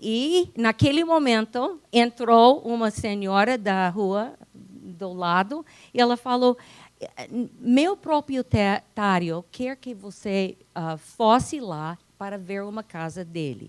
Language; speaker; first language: Portuguese; non-native, fluent; English